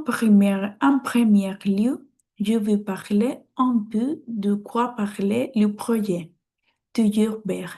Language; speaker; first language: French; non-native, learner; Spanish